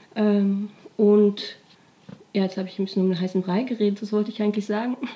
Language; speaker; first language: German; native; German